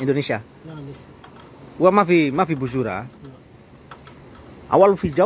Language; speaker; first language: Arabic; non-native, learner; Indonesian